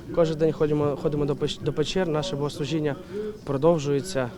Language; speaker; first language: Ukrainian; native; Ukrainian